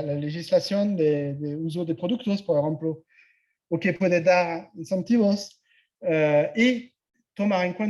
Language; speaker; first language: Spanish; non-native, fluent; French